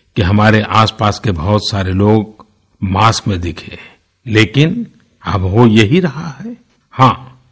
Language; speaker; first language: Hindi; non-native, local second language; Gujarati